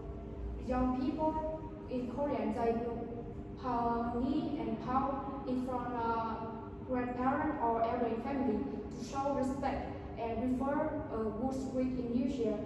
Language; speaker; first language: English; non-native, learner; Vietnamese